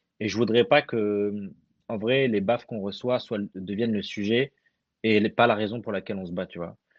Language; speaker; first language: French; early bilingual, other home language; Arabic